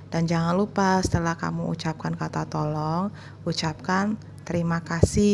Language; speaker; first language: Indonesian; native; Indonesian